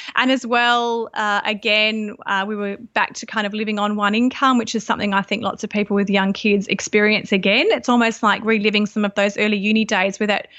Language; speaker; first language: English; native; English